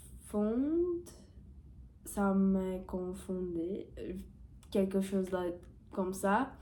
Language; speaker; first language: French; non-native, learner; Portuguese